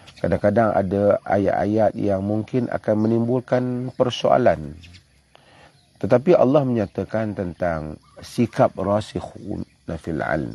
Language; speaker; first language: Malay; native; Malay